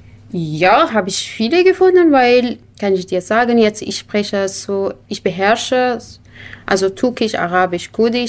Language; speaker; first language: German; non-native, learner; Kurdish